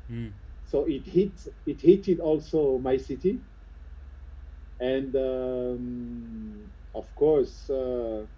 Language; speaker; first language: English; non-native, fluent; French